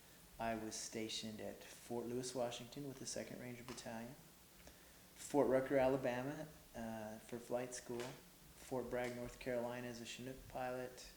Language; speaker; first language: English; native; English